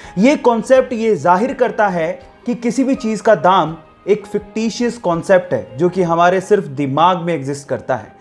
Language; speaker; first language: Hindi; native; Hindi